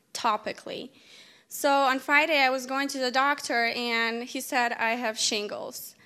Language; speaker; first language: English; native; English